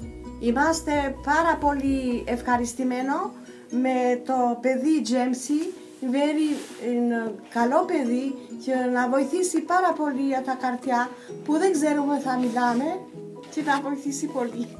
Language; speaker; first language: Greek; non-native, learner; Albanian